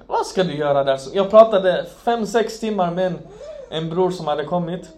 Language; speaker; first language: Swedish; non-native, fluent; Arabic